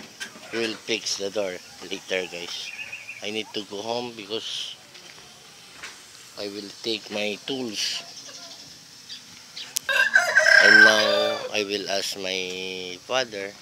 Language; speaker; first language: English; non-native, local second language; Filipino